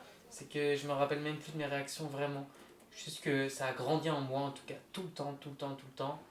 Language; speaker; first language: French; native; French